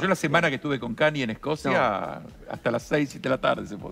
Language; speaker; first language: Spanish; native; Spanish